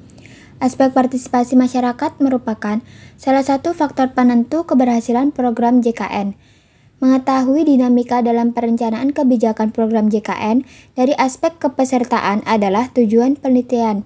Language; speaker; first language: Indonesian; native; Indonesian